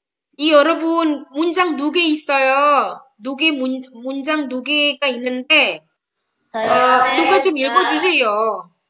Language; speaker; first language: Korean; non-native, fluent; Indonesian